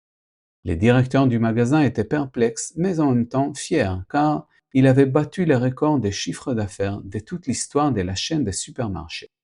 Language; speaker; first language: French; non-native, fluent; Spanish